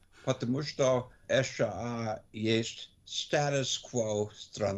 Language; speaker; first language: Russian; non-native, learner; English